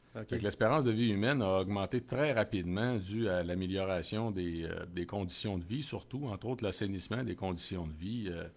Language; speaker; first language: French; native; French